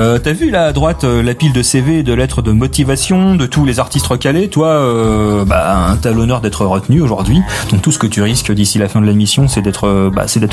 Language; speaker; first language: French; native; French